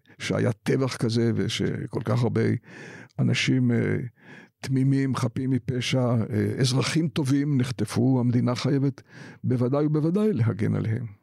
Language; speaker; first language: Hebrew; native; Hebrew